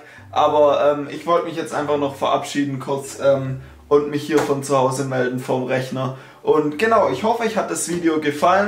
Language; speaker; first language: German; native; German